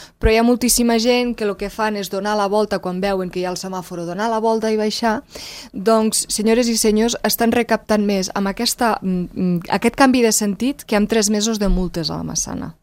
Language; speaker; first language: Catalan; native; Catalan